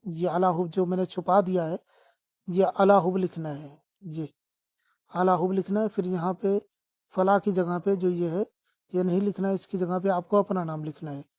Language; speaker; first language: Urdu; non-native, local second language; Sindhi